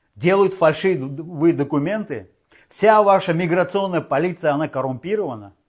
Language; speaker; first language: Russian; non-native, local second language; Uzbek